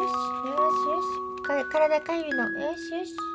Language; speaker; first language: Japanese; native; Japanese